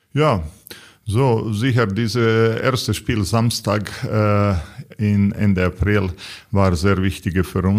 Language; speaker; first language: German; non-native, learner; Serbian